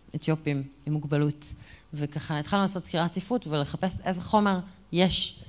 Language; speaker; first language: Hebrew; native; Hebrew